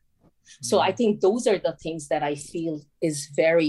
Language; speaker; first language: English; non-native, local second language; Bangla